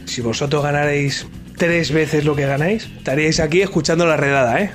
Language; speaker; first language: Spanish; native; Spanish